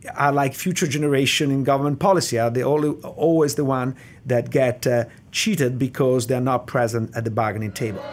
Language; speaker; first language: English; non-native, fluent; Italian